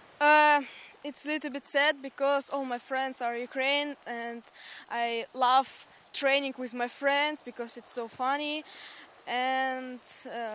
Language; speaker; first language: English; non-native, learner; Ukrainian